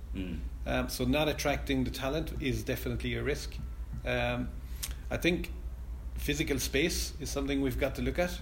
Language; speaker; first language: English; native; English